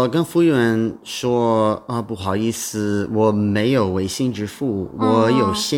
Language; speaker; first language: Chinese; non-native, learner; English